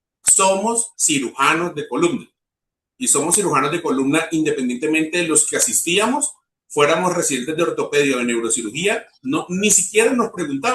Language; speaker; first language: Spanish; native; Spanish